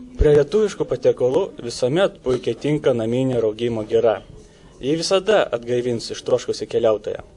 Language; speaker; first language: Lithuanian; native; Lithuanian